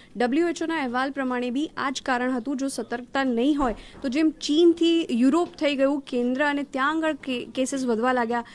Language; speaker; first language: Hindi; non-native, local second language; Gujarati